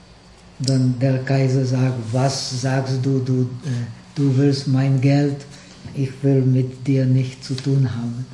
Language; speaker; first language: German; non-native, fluent; Czech